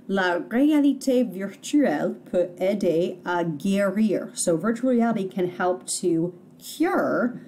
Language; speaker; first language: French; non-native, fluent; English